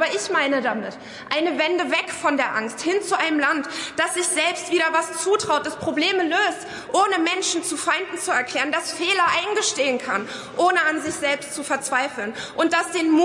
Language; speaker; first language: German; early bilingual, other home language; Arabic